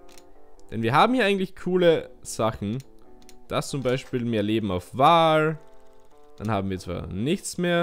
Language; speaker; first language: German; native; German